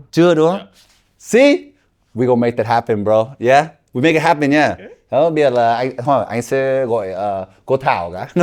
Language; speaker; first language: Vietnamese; early bilingual, heritage; Vietnamese